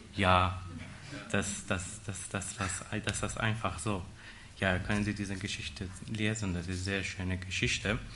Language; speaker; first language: German; non-native, learner; Persian